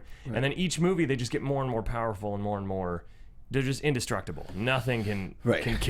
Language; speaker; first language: English; native; English